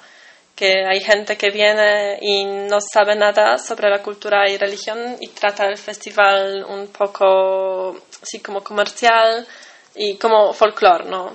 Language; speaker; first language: Spanish; non-native, fluent; Polish